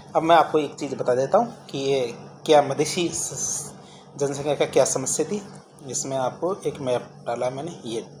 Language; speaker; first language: Hindi; native; Hindi